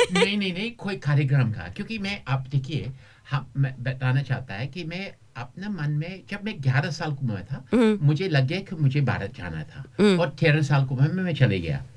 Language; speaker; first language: Hindi; non-native, learner; English